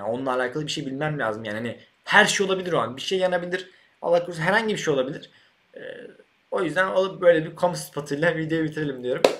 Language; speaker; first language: Turkish; native; Turkish